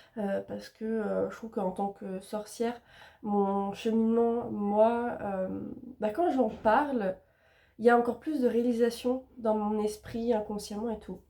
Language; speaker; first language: French; native; French